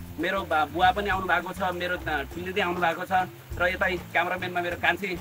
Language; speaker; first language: Nepali; non-native, local second language; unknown